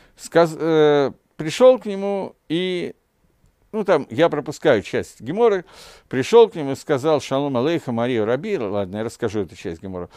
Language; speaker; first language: Russian; native; Russian